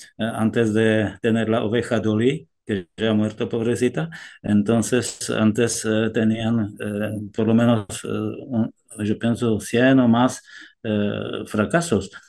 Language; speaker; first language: Spanish; non-native, fluent; Czech